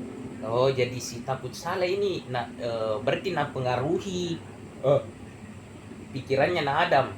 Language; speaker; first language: Indonesian; native; Indonesian